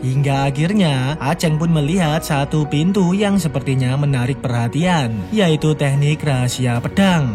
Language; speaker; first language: Indonesian; native; Indonesian